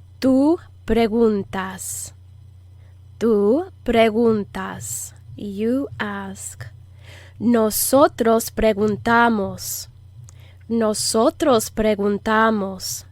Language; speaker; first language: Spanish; non-native, fluent; English